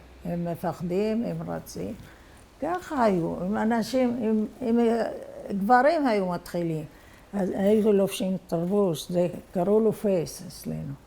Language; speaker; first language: Hebrew; non-native, fluent; Arabic